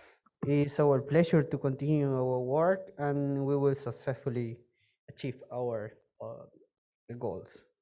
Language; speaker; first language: English; non-native, fluent; Spanish